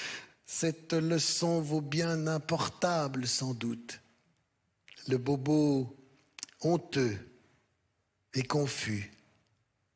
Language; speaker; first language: French; native; French